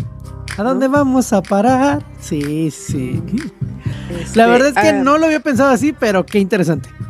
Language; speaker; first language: Spanish; native; Spanish